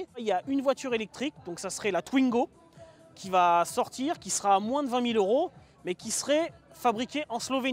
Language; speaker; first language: French; native; French